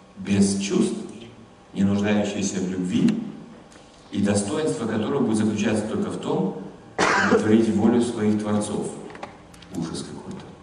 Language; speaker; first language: Russian; non-native, fluent; German